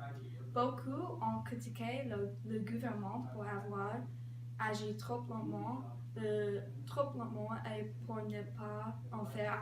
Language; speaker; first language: French; non-native, learner; English